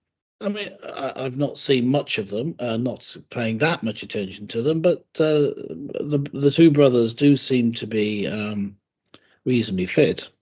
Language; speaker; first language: English; native; English